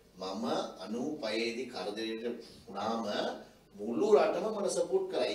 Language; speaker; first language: Sinhala; non-native, local second language; Tamil